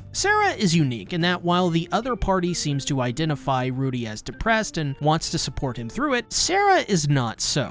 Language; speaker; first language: English; native; English